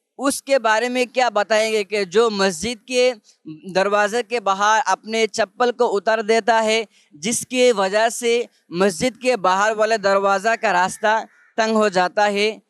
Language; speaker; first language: Urdu; non-native, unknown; Bangla